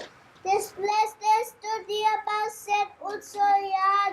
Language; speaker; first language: Spanish; non-native, learner; English